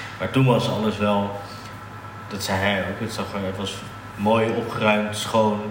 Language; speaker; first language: Dutch; native; Dutch